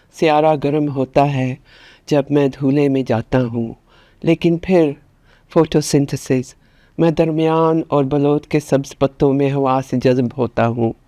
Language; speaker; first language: Urdu; early bilingual, heritage; Urdu